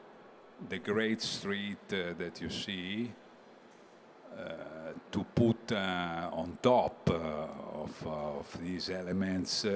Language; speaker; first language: English; non-native, learner; Italian